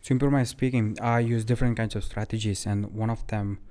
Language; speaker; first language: English; non-native, fluent; Uzbek